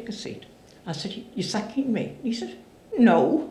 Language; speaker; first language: English; native; English